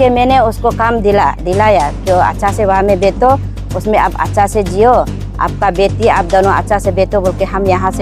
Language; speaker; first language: Hindi; non-native, local second language; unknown